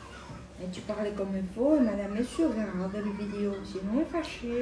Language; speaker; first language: French; non-native, learner; Vietnamese